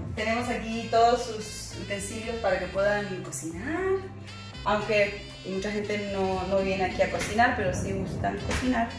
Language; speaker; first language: Spanish; native; Spanish